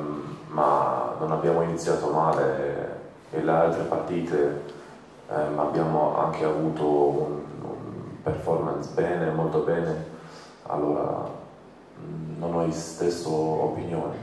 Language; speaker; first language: Italian; non-native, fluent; Croatian